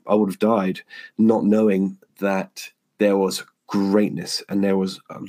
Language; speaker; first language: English; native; English